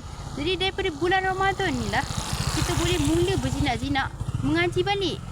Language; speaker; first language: Malay; native; Malay